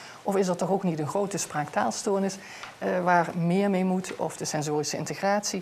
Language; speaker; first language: Dutch; native; Dutch